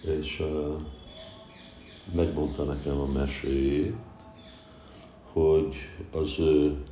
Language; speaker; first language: Hungarian; early bilingual, heritage; Hungarian